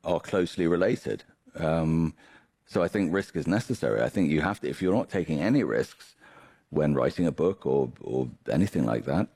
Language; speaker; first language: English; native; English